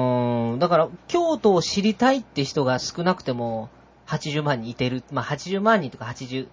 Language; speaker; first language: Japanese; native; Japanese